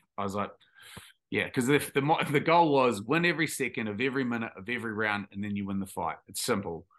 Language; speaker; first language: English; native; English